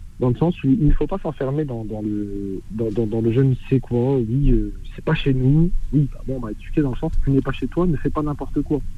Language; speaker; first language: French; early bilingual, other home language; Arabic